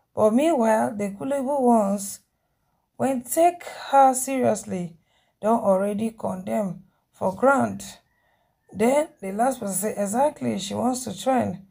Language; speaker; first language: Nigerian Pidgin; native; Nigerian Pidgin